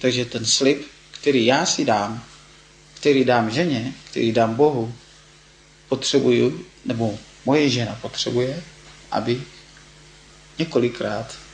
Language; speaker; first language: Czech; non-native, fluent; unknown